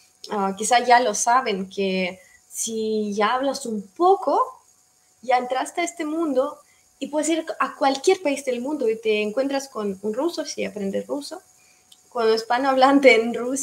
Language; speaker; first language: Spanish; non-native, fluent; Russian